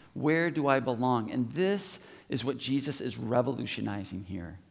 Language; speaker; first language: English; native; English